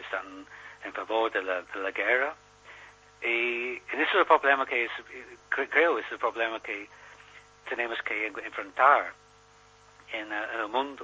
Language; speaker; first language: Spanish; non-native, learner; English